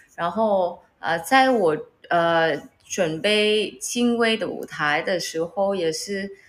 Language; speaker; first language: Chinese; non-native, learner; Vietnamese